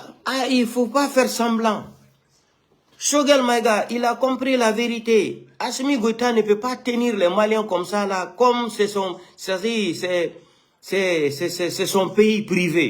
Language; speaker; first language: French; non-native, local second language; Fula